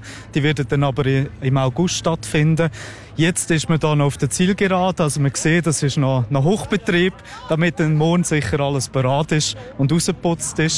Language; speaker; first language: German; native; German